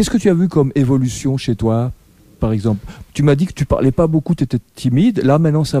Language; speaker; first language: French; native; French